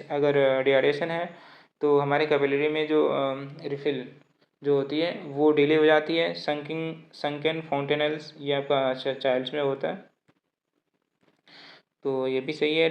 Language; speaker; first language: Hindi; native; Hindi